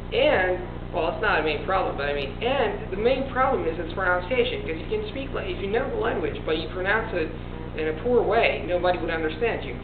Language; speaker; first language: English; non-native, fluent; Italian